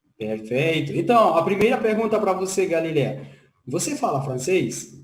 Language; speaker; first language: Portuguese; non-native, fluent; Spanish